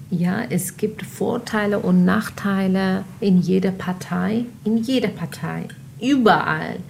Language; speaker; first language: German; non-native, fluent; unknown